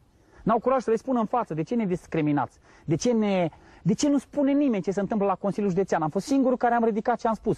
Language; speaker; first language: Romanian; native; Romanian